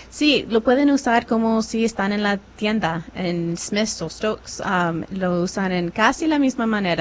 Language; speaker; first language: Spanish; non-native, fluent; English